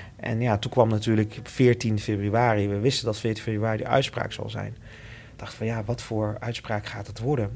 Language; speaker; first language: Dutch; early bilingual, other home language; Lingala